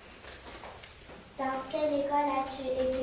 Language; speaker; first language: French; native; French